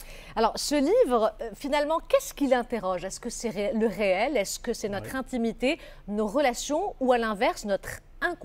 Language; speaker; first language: French; non-native, local second language; Arabic